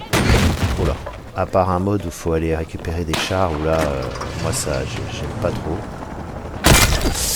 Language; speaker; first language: French; native; French